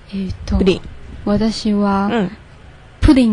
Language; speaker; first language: Japanese; non-native, learner; Chinese